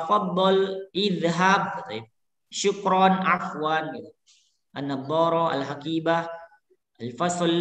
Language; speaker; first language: Arabic; non-native, fluent; Indonesian